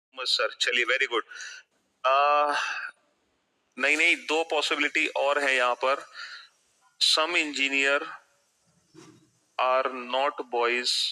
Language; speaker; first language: Hindi; native; Hindi